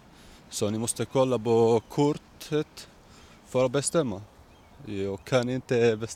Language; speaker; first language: Swedish; non-native, learner; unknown